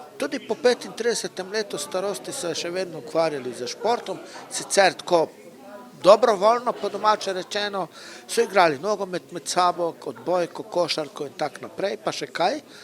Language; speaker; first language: Slovenian; non-native, local second language; Romany